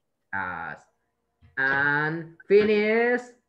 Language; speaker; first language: English; non-native, fluent; Vietnamese